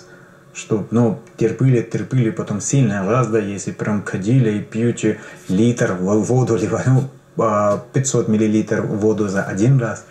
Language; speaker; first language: Russian; non-native, learner; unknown